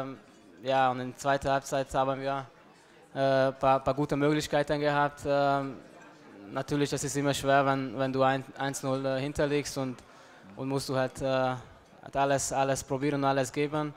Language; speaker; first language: German; non-native, fluent; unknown